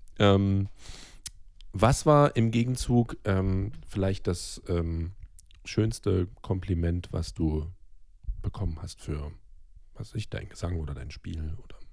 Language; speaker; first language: German; native; German